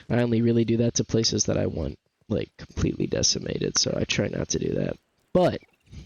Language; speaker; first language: English; native; English